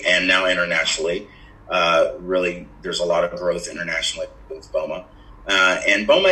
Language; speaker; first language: English; native; English